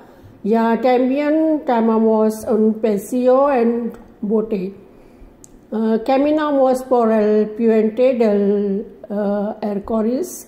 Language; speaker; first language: Spanish; non-native, learner; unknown